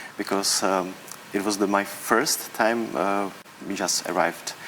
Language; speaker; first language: English; non-native, learner; Czech